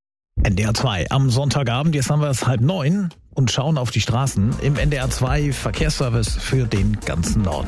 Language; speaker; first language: German; native; German